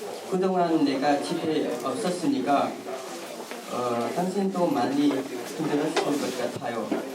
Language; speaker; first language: Korean; non-native, learner; Vietnamese